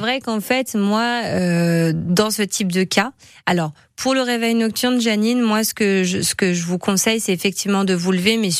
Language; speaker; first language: French; native; French